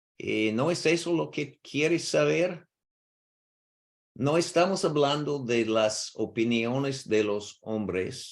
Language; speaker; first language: Spanish; non-native, learner; English